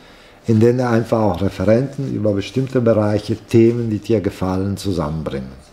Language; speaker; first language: German; non-native, fluent; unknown